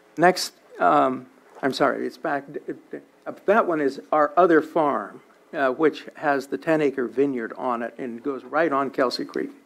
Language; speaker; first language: English; native; English